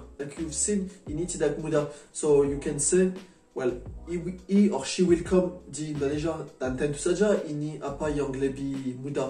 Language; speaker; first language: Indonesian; non-native, learner; French